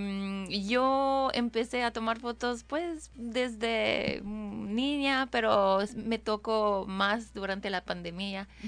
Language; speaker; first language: Spanish; non-native, fluent; French